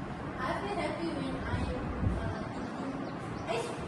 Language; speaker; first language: English; non-native, learner; Malay